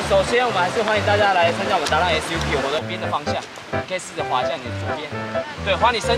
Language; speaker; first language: Chinese; native; Chinese